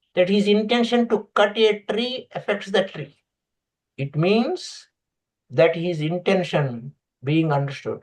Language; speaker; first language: English; non-native, local second language; Telugu